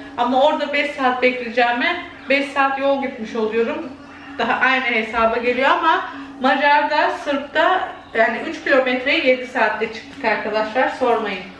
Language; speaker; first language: Turkish; early bilingual, heritage; Turkish